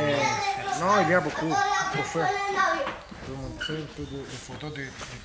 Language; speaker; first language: French; non-native, fluent; Spanish